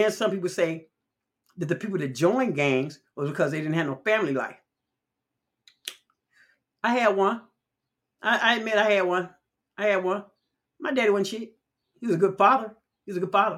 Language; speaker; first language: English; native; English